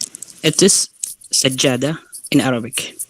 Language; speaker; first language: English; non-native, learner; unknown